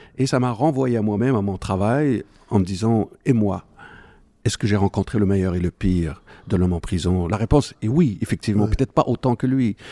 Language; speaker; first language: French; non-native, local second language; Arabic